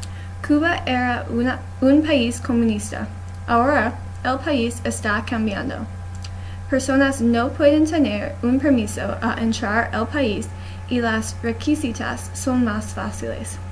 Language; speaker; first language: Spanish; non-native, learner; English